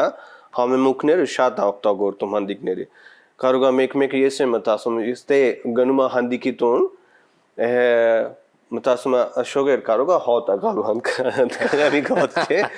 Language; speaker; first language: Armenian; non-native, learner; Punjabi